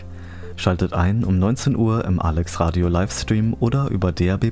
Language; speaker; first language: German; native; German